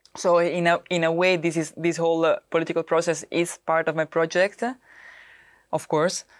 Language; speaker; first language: English; non-native, fluent; Italian